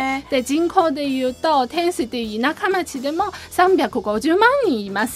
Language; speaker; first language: Japanese; non-native, fluent; Chinese